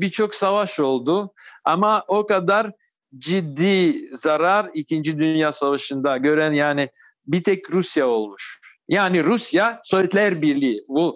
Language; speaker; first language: Turkish; non-native, fluent; Russian